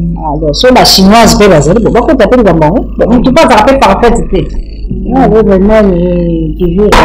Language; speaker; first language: French; non-native, local second language; Lingala